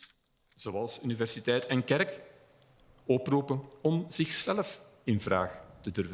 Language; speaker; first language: Dutch; native; Dutch